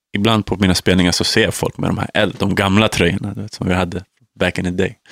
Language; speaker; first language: Swedish; native; Swedish